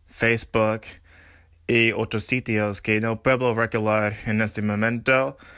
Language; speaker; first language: Spanish; non-native, learner; English